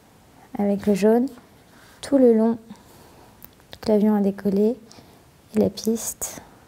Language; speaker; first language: French; native; French